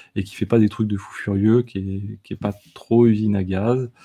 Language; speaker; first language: French; native; French